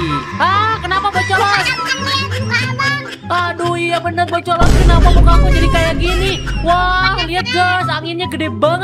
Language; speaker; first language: Indonesian; native; Indonesian